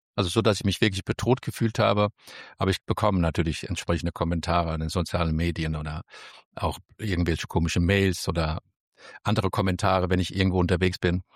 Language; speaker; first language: German; early bilingual, other home language; Spanish